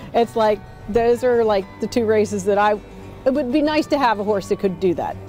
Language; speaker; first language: English; native; English